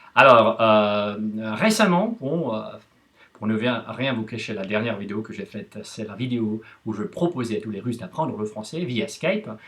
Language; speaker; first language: French; non-native, fluent; Russian